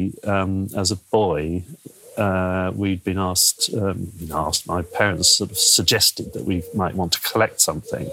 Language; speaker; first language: English; native; English